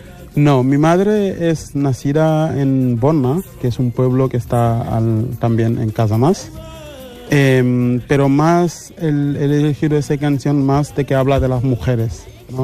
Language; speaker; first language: Spanish; non-native, fluent; Wolof